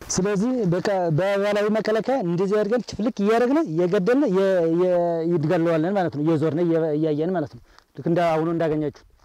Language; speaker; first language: Amharic; native; Amharic